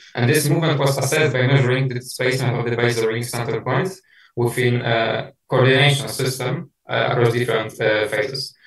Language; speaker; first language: English; non-native, fluent; Polish